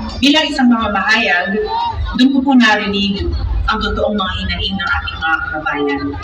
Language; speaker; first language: Filipino; native; Filipino